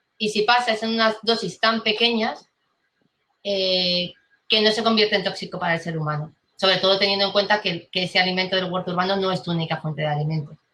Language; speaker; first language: Spanish; native; Spanish